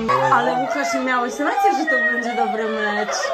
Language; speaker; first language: Polish; native; Polish